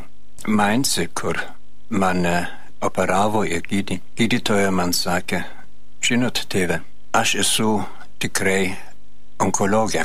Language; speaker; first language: Lithuanian; non-native, fluent; German